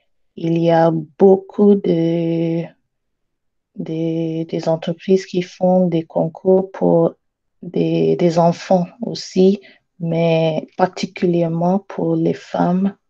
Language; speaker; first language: French; non-native, learner; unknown